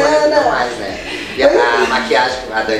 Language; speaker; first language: Portuguese; native; Portuguese